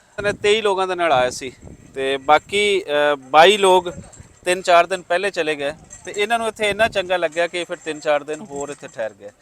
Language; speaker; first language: Punjabi; native; Punjabi